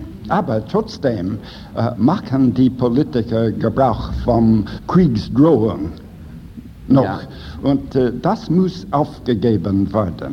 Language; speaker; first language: German; non-native, fluent; English